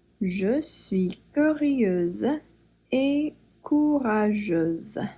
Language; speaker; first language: French; non-native, fluent; English